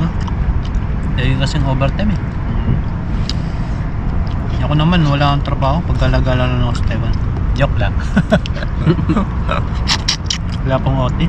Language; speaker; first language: Filipino; native; Filipino